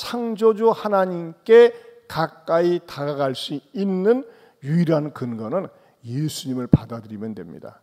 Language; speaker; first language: Korean; native; Korean